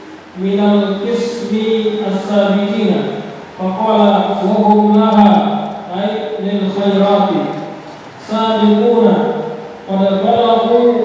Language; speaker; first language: Arabic; non-native, fluent; Indonesian